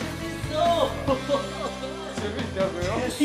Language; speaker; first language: Korean; non-native, fluent; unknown